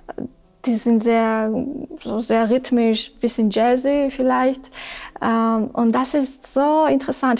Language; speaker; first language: German; non-native, fluent; Georgian